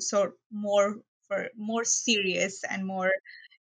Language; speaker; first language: English; non-native, local second language; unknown